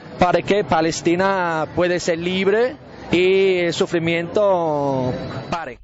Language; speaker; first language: Spanish; non-native, fluent; English